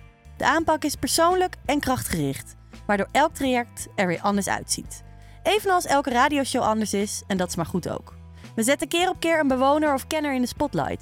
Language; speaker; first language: Dutch; native; Dutch